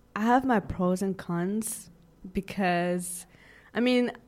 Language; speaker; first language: English; non-native, fluent; French